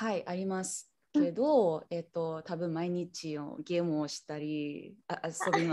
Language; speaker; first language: Japanese; non-native, learner; English